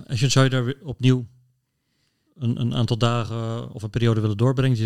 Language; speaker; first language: Dutch; native; Dutch